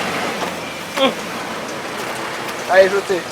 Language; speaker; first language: French; native; French